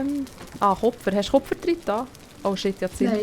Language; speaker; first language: German; native; German